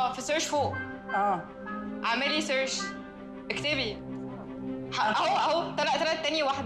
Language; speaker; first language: Arabic; native; Arabic